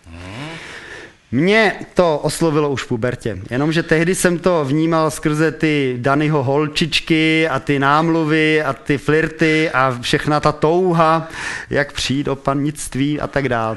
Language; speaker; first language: Czech; native; Czech